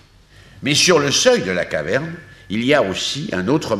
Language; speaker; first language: French; native; French